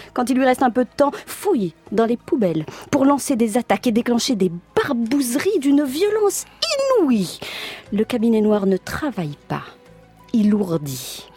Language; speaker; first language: French; native; French